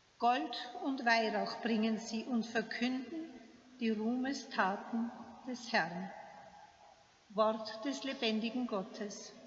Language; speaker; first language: German; native; German